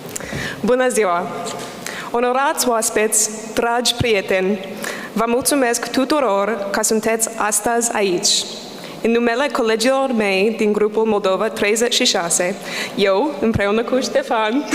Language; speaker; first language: Romanian; non-native, learner; English